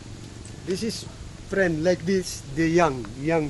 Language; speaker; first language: English; non-native, learner; Indonesian